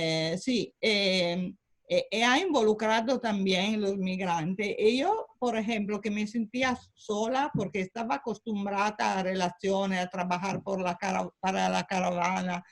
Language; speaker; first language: Spanish; non-native, fluent; Italian